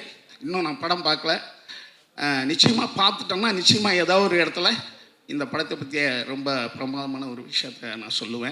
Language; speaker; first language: Tamil; native; Tamil